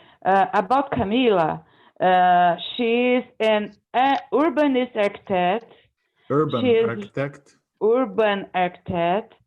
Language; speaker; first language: English; non-native, learner; Portuguese